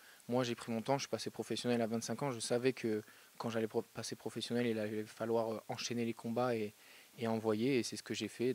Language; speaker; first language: French; native; French